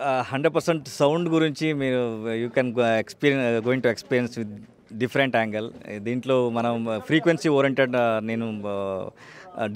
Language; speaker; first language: Telugu; non-native, learner; Kannada